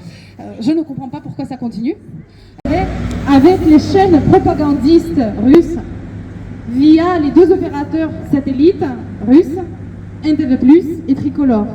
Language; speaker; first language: French; non-native, fluent; Russian